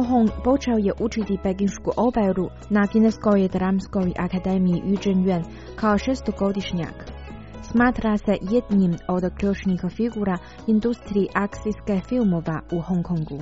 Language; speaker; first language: Croatian; non-native, fluent; Chinese